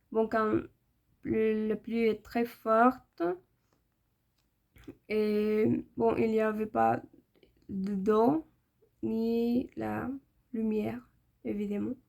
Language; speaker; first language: French; non-native, learner; Spanish